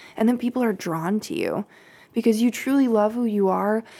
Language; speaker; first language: English; native; English